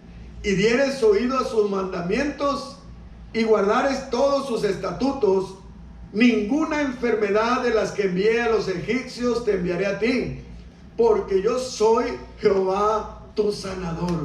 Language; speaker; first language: Spanish; native; Spanish